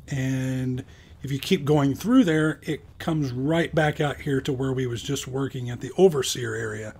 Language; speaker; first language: English; native; English